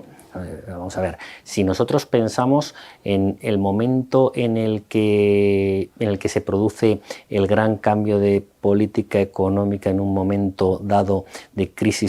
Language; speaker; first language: Spanish; native; Spanish